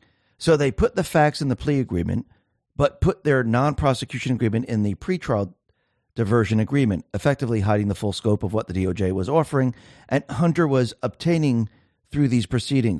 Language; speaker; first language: English; native; English